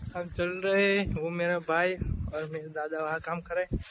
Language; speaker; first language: Hindi; non-native, local second language; Gujarati